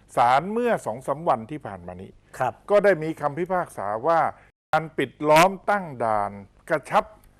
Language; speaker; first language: Thai; native; Thai